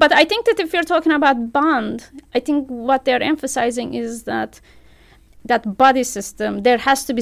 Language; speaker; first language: English; non-native, fluent; Turkish